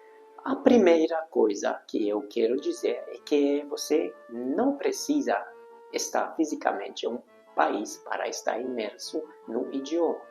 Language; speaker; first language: Portuguese; non-native, fluent; Hungarian